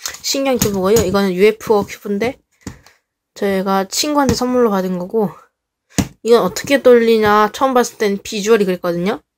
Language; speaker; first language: Korean; native; Korean